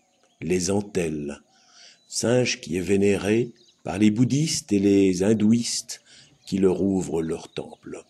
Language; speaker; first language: French; native; French